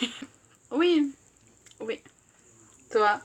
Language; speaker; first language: French; native; French